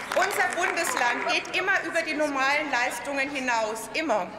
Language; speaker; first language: German; native; German